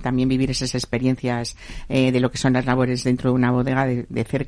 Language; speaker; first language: Spanish; native; Spanish